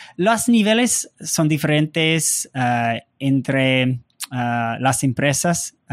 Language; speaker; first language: Spanish; non-native, learner; English